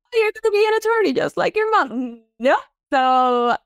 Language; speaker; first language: English; non-native, fluent; Spanish